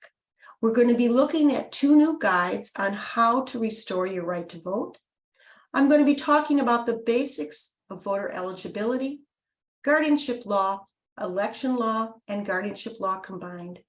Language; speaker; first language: English; native; English